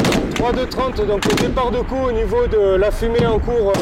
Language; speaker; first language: French; native; French